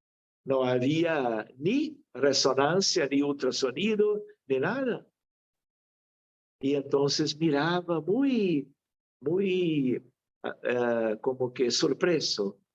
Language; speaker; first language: Spanish; non-native, fluent; Portuguese